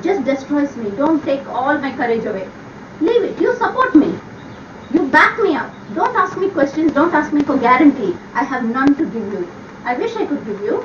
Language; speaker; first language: English; non-native, local second language; Tamil